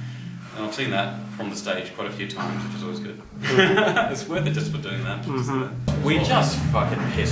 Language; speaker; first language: English; native; English